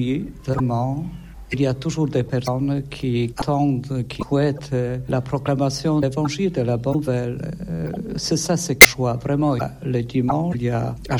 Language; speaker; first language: French; non-native, fluent; Polish